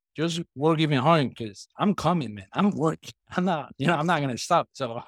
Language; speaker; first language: English; non-native, fluent; Spanish